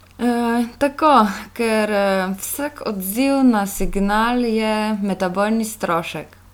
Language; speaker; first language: Slovenian; non-native, fluent; Polish